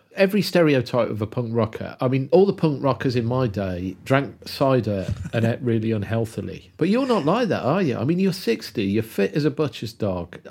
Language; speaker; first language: English; native; English